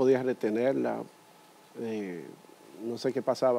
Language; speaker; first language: Spanish; native; Spanish